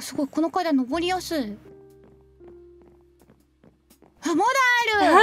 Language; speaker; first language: Japanese; native; Japanese